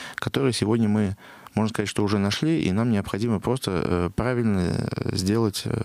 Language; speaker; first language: Russian; native; Russian